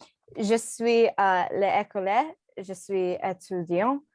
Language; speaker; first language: French; non-native, learner; English